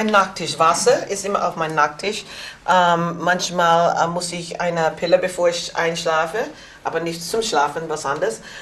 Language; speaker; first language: German; non-native, learner; English